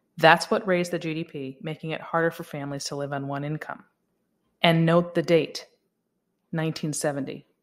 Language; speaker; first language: English; native; English